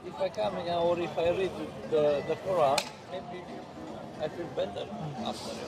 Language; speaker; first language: English; non-native, learner; Romanian